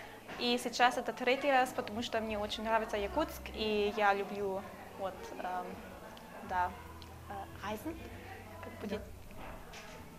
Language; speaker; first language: Russian; non-native, learner; German